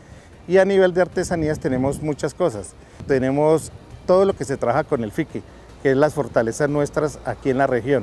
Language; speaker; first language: Spanish; native; Spanish